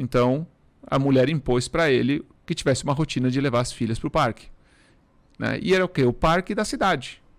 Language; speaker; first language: Portuguese; early bilingual, other home language; Spanish